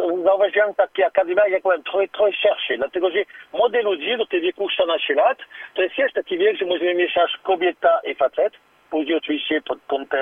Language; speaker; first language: Polish; non-native, learner; French